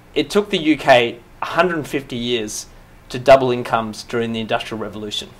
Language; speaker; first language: English; native; English